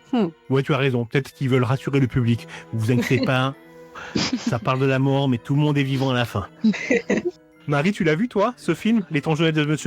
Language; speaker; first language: French; native; French